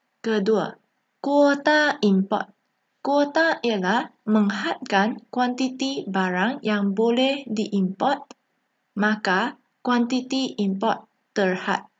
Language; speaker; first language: Malay; non-native, local second language; Chinese